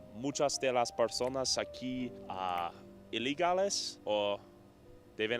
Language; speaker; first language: Spanish; non-native, learner; English